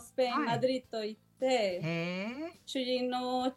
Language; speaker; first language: Japanese; non-native, learner; Spanish